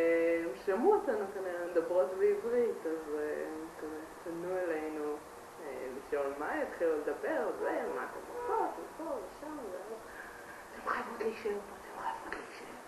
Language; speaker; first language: Hebrew; native; Hebrew